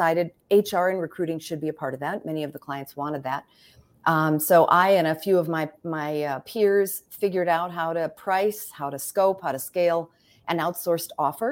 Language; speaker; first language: English; native; English